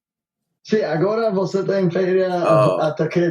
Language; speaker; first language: Portuguese; non-native, learner; Spanish